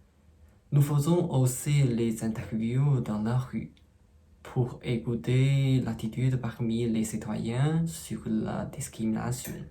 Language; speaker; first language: French; non-native, fluent; Chinese